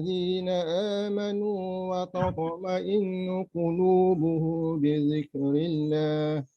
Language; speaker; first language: Arabic; non-native, learner; Malay